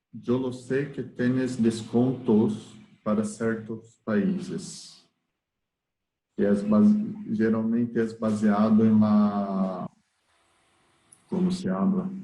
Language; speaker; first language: Spanish; non-native, learner; Portuguese